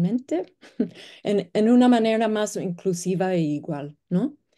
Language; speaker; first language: Spanish; non-native, fluent; English